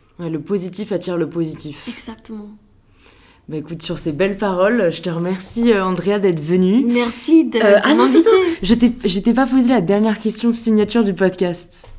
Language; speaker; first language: French; native; French